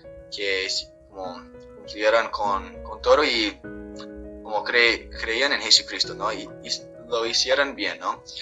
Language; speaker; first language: Spanish; non-native, fluent; English